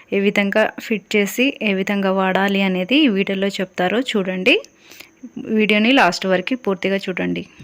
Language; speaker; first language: Telugu; native; Telugu